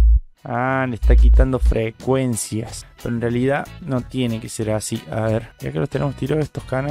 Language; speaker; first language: Spanish; native; Spanish